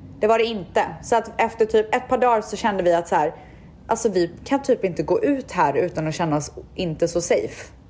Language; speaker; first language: Swedish; native; Swedish